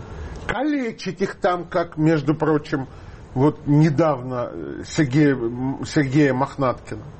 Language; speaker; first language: Russian; native; Russian